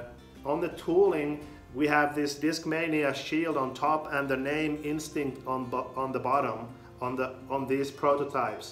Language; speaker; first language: English; non-native, fluent; Finnish